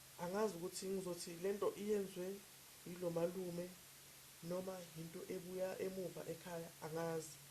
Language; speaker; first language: Zulu; native; Zulu